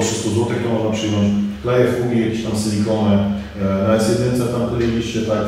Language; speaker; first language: Polish; native; Polish